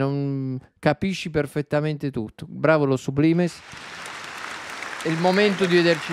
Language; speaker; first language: Italian; native; Italian